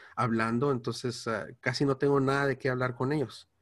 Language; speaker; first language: Spanish; early bilingual, heritage; Spanish